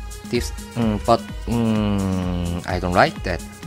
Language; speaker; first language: English; non-native, learner; Korean